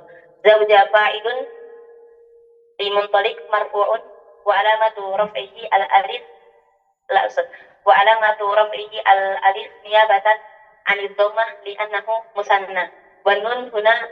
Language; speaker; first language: Arabic; non-native, learner; Indonesian